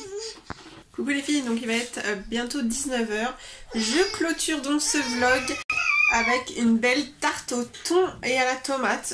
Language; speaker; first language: French; native; French